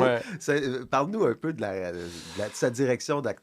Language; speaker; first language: French; native; French